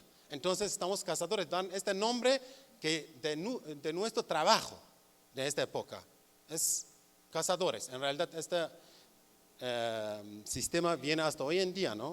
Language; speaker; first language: Spanish; non-native, learner; Kurdish